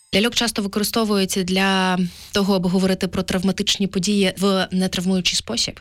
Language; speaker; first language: Ukrainian; native; Ukrainian